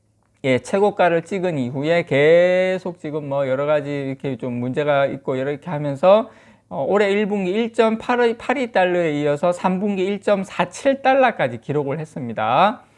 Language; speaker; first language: Korean; native; Korean